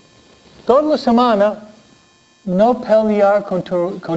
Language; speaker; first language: Spanish; non-native, fluent; English